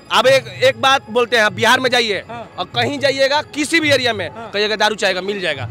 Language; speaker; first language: Hindi; native; Hindi